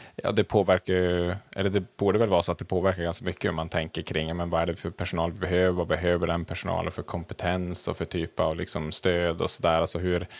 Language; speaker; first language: Swedish; native; Swedish